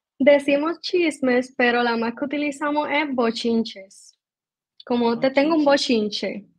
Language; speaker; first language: Spanish; native; Spanish